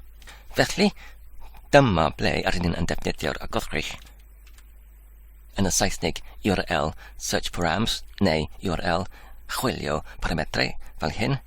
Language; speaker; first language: Welsh; non-native, learner; English